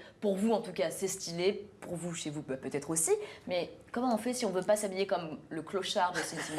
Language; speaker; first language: French; native; French